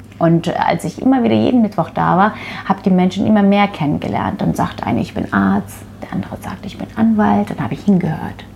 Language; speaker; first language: German; non-native, fluent; Turkish